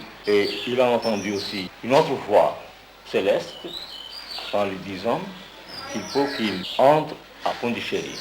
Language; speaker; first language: French; non-native, local second language; Bangla